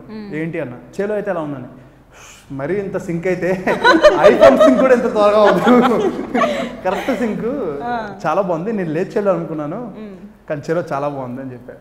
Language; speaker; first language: Telugu; native; Telugu